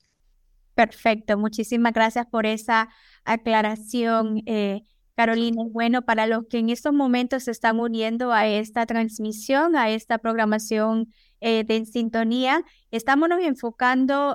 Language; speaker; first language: Spanish; native; Spanish